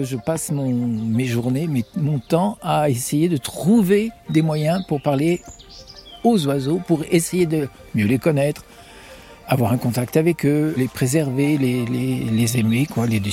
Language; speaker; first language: French; native; French